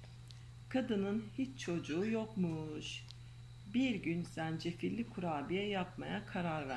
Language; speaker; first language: Turkish; native; Turkish